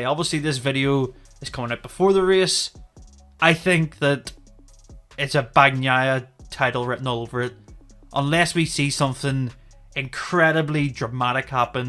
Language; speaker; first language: English; native; English